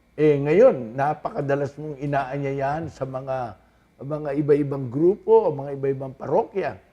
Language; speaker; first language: Filipino; native; Filipino